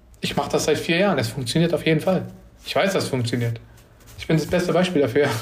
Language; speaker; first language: German; early bilingual, other home language; Turkish